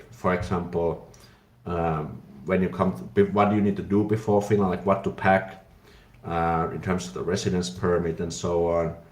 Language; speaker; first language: English; non-native, fluent; Finnish